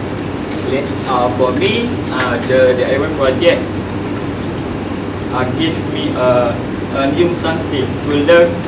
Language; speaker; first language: English; non-native, local second language; Malay